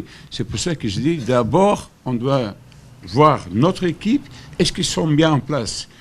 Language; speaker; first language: French; non-native, fluent; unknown